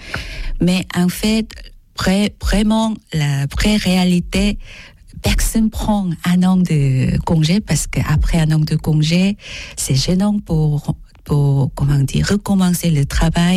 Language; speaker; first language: French; non-native, learner; Korean